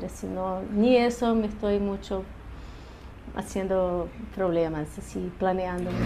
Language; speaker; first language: Spanish; early bilingual, heritage; Portuguese